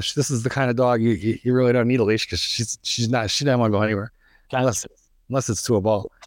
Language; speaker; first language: English; native; English